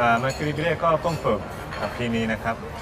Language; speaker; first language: Thai; non-native, learner; Japanese